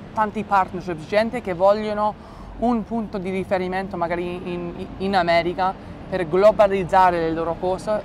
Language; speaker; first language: Italian; early bilingual, other home language; English